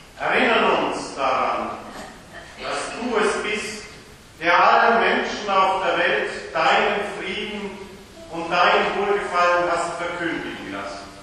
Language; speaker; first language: German; native; German